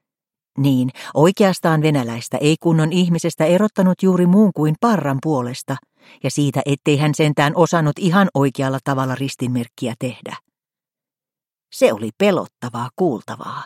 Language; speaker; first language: Finnish; native; Finnish